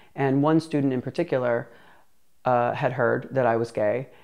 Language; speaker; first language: English; native; English